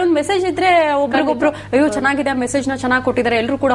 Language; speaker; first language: Kannada; native; Kannada